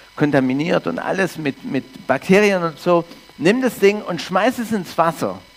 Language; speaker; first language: German; early bilingual, heritage; English